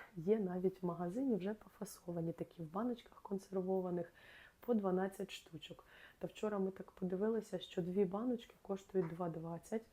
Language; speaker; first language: Ukrainian; native; Ukrainian